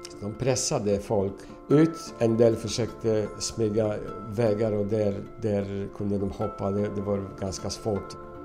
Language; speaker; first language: Swedish; non-native, fluent; Polish